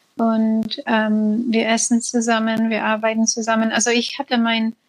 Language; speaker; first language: German; non-native, fluent; English